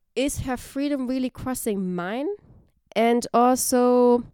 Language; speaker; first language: English; non-native, fluent; German